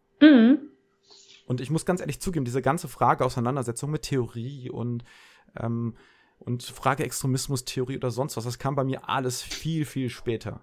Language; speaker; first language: German; early bilingual, other home language; Serbian